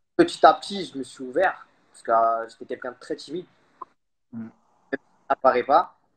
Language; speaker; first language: French; early bilingual, other home language; Khmer